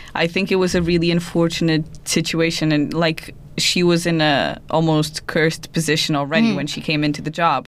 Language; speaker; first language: English; non-native, fluent; Portuguese